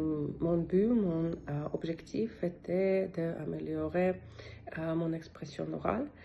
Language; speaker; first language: French; non-native, learner; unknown